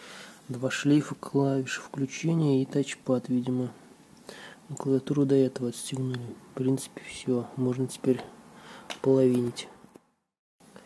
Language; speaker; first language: Russian; native; Russian